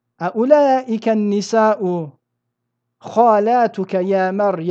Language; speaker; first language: Arabic; non-native, fluent; French